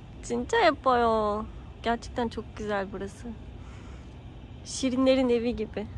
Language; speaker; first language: Korean; non-native, learner; Turkish